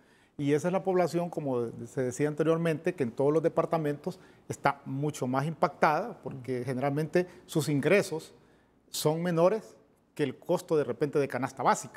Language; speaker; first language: Spanish; native; Spanish